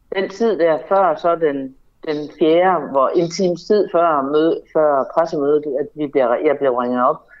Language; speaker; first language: Danish; native; Danish